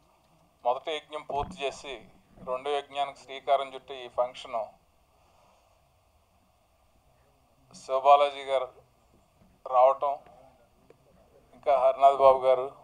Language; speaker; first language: Telugu; native; Telugu